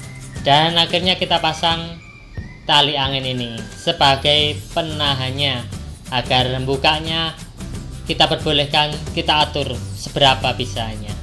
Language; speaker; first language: Indonesian; native; Indonesian